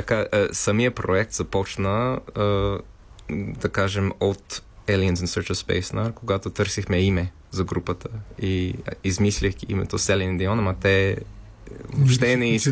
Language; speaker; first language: Bulgarian; non-native, fluent; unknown